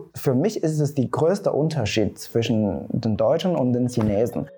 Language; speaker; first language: German; non-native, fluent; Chinese